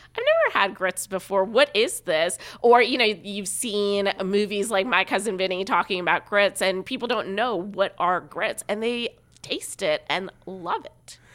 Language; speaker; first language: English; native; English